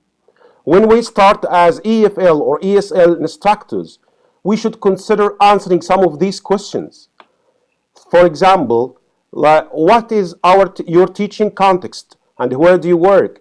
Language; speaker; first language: English; non-native, fluent; Arabic